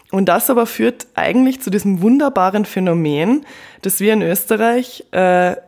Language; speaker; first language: German; native; German